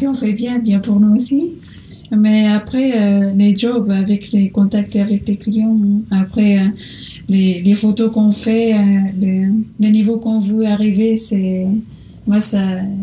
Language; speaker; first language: French; non-native, learner; Portuguese